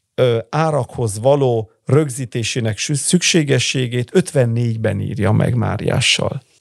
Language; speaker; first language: Hungarian; early bilingual, heritage; Italian